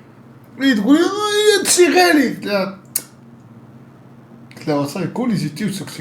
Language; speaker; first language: Arabic; native; Arabic